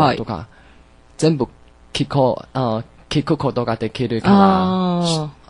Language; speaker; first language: Japanese; non-native, learner; Chinese